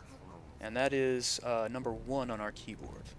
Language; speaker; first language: English; native; English